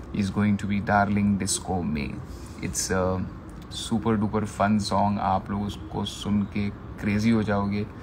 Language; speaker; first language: Hindi; non-native, local second language; Marathi